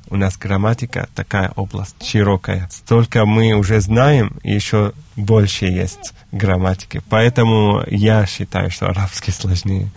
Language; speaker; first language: Russian; non-native, fluent; Arabic